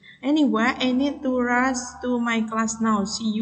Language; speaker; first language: English; non-native, fluent; Indonesian